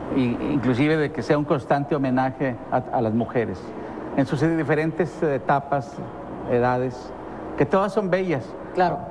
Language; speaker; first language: Spanish; native; Spanish